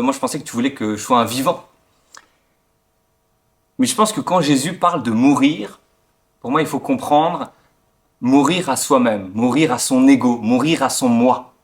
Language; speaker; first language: French; native; French